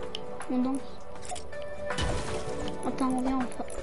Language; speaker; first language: French; native; French